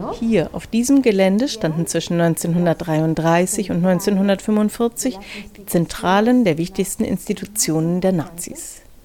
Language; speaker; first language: German; non-native, fluent; Spanish